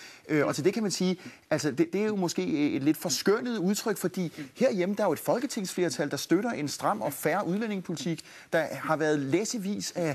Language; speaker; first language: Danish; native; Danish